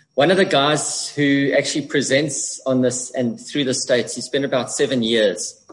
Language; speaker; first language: English; native; English